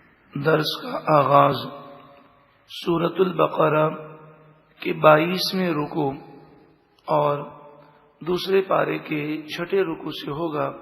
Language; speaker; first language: Urdu; native; Urdu